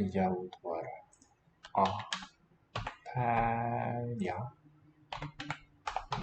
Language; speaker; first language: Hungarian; non-native, learner; English